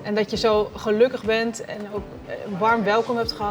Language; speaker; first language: Dutch; native; Dutch